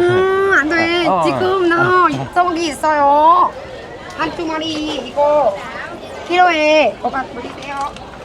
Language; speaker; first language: Korean; non-native, learner; Vietnamese